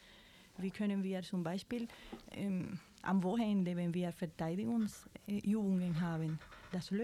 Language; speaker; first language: German; non-native, fluent; Spanish